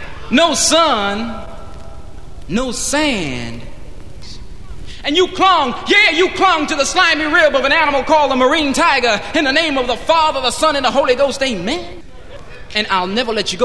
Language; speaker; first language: English; early bilingual, other home language; Spanish